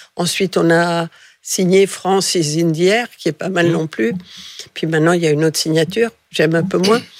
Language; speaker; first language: French; early bilingual, other home language; Catalan